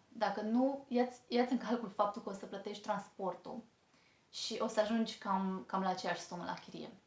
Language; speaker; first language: Romanian; native; Romanian